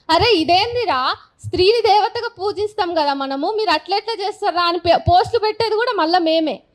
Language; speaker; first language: Telugu; native; Telugu